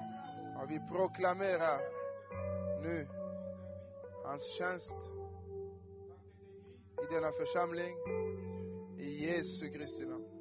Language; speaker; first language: Swedish; non-native, fluent; French